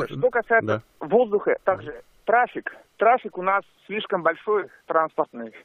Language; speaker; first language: Russian; native; Russian